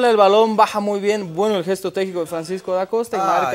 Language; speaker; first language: Spanish; native; Spanish